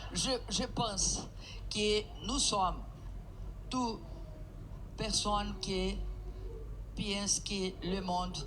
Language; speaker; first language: French; non-native, learner; Portuguese